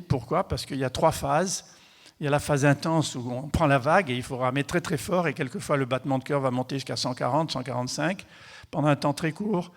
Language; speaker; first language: French; native; French